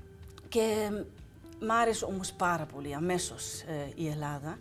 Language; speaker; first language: Greek; non-native, fluent; Dutch